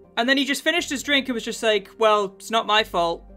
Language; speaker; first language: English; native; English